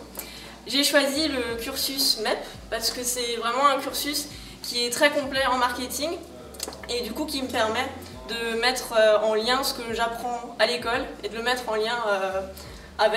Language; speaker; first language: French; native; French